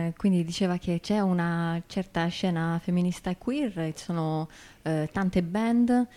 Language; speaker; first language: Italian; native; Italian